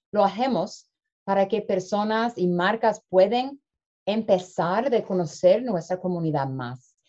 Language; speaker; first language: Spanish; early bilingual, heritage; Spanish